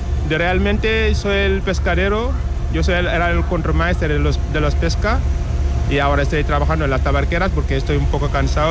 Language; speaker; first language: Spanish; non-native, learner; Wolof